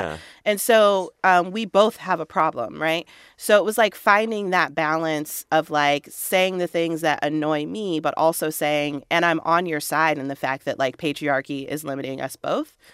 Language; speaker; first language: English; native; English